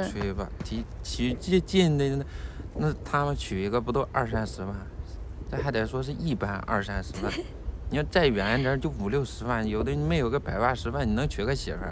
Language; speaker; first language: Chinese; native; Chinese